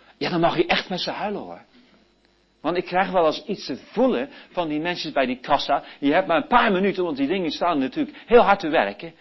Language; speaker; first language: Dutch; early bilingual, heritage; Dutch